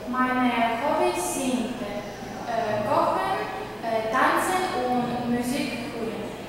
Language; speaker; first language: German; non-native, learner; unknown